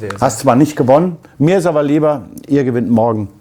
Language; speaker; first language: German; native; German